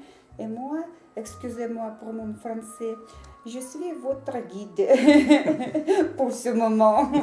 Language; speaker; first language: French; non-native, learner; Russian